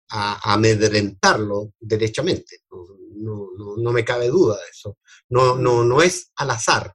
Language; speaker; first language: Spanish; native; Spanish